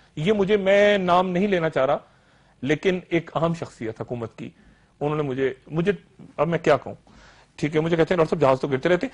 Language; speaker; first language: Urdu; native; Urdu